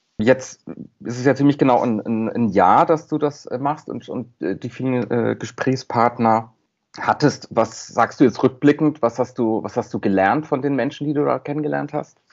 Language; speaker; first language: German; native; German